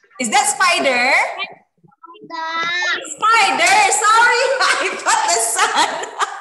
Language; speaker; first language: English; non-native, fluent; Indonesian